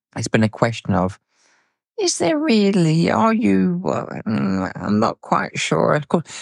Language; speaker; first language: English; native; English